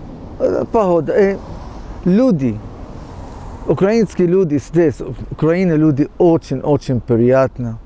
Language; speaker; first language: Ukrainian; non-native, learner; English